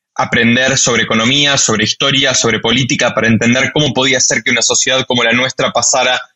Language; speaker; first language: Spanish; native; Spanish